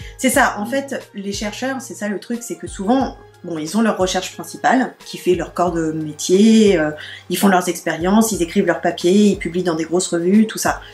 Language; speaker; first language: French; native; French